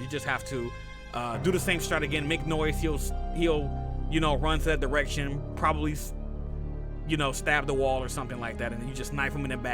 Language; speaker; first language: English; native; English